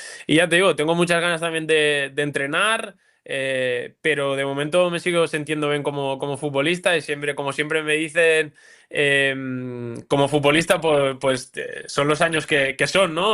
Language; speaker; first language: Spanish; native; Spanish